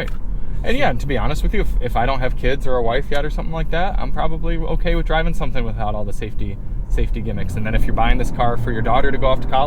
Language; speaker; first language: English; native; English